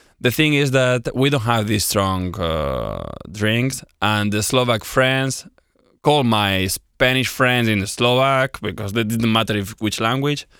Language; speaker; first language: English; non-native, fluent; Spanish